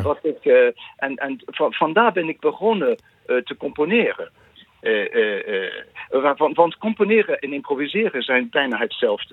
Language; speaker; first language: Dutch; non-native, fluent; English